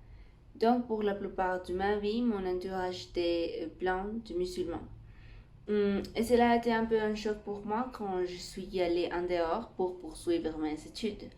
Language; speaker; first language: French; non-native, fluent; Spanish